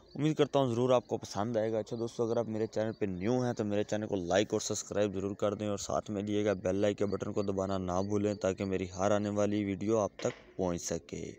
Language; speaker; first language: Urdu; non-native, local second language; Punjabi